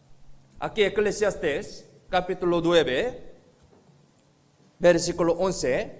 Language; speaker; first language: Spanish; non-native, fluent; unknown